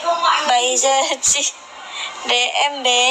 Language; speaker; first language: Vietnamese; non-native, learner; Javanese